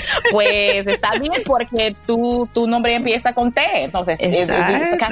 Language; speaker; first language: Spanish; non-native, learner; English